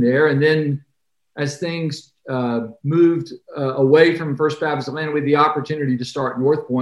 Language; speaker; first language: English; native; English